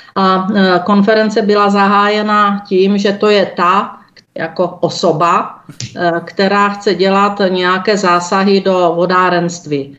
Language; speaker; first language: Czech; native; Czech